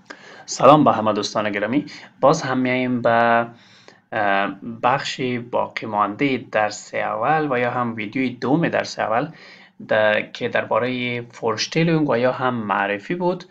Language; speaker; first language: Persian; non-native, local second language; Pashto